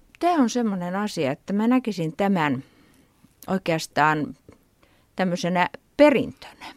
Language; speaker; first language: Finnish; native; Finnish